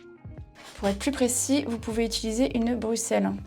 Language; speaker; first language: French; native; French